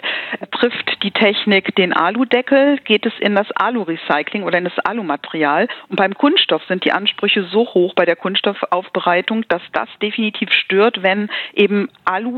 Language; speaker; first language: German; native; German